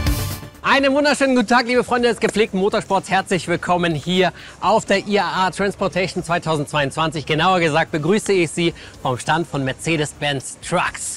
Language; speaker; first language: German; native; German